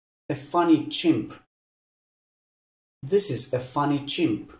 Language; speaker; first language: English; non-native, fluent; Russian